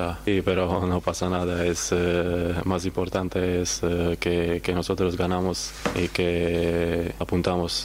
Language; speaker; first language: Spanish; non-native, learner; Croatian